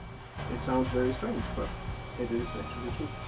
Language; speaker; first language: English; non-native, fluent; Danish